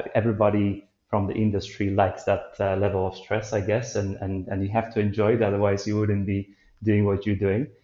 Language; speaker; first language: English; non-native, fluent; Polish